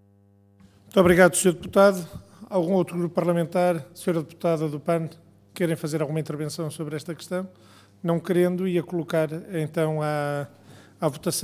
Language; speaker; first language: Portuguese; native; Portuguese